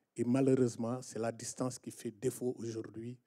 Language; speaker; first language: French; non-native, local second language; Wolof